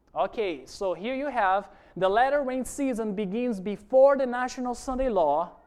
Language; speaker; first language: English; non-native, fluent; Portuguese